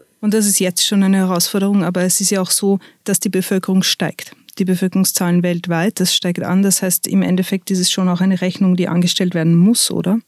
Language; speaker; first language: German; native; German